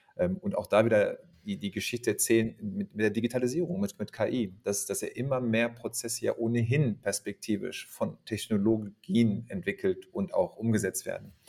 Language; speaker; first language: German; native; German